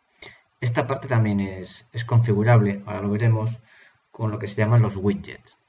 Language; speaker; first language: Spanish; native; Spanish